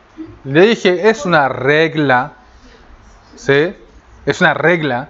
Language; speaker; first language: Spanish; non-native, fluent; Korean